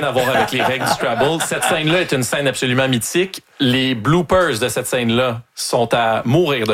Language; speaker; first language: French; native; French